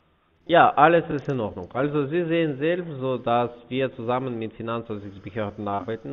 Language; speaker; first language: German; non-native, fluent; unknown